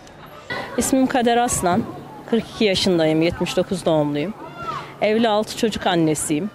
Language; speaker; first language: Turkish; native; Turkish